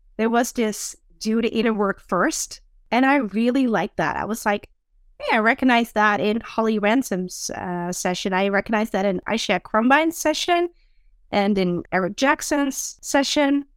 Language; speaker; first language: English; non-native, fluent; Dutch